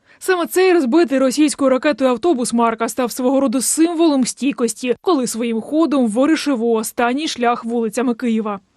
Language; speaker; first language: Ukrainian; native; Ukrainian